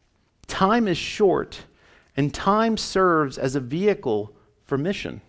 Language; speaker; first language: English; native; English